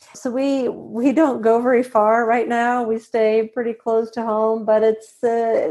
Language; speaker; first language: English; non-native, fluent; Swedish